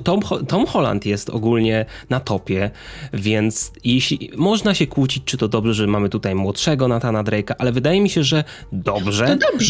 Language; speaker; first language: Polish; native; Polish